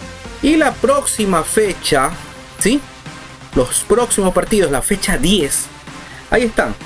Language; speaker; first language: Spanish; native; Spanish